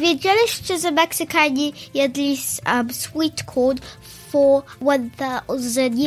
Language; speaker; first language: Polish; early bilingual, heritage; Polish